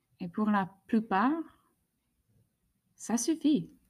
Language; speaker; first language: French; non-native, fluent; English